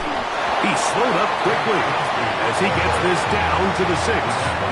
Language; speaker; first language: English; native; English